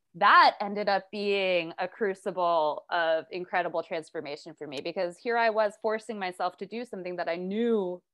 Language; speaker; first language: English; native; English